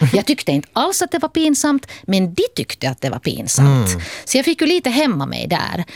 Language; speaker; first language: Swedish; native; Swedish